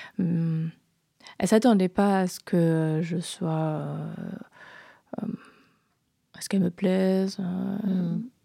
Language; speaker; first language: French; non-native, fluent; German